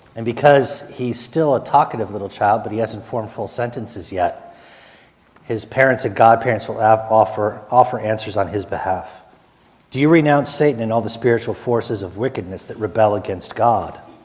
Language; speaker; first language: English; native; English